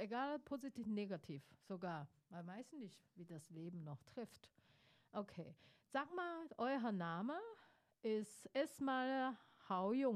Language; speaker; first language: German; non-native, fluent; Chinese